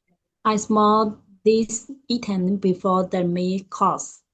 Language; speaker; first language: English; non-native, learner; Burmese